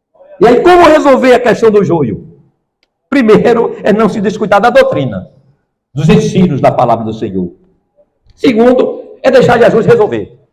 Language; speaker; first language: Portuguese; native; Portuguese